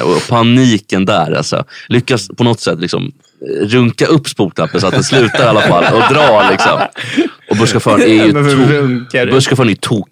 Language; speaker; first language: Swedish; native; Swedish